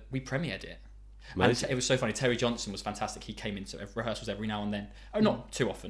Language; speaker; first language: English; native; English